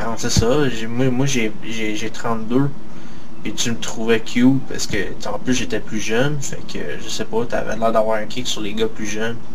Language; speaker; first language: French; native; French